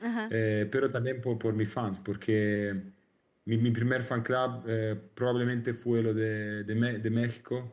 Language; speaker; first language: Spanish; non-native, learner; Italian